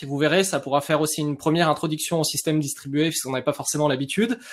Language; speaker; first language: French; native; French